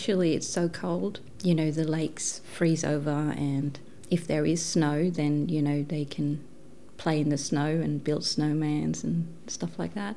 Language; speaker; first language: English; non-native, fluent; Danish